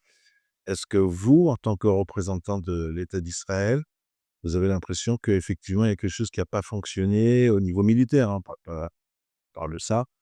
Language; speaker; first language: French; native; French